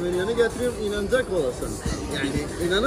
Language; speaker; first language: Turkish; non-native, learner; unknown